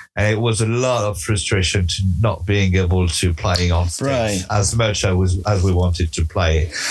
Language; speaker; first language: English; non-native, fluent; French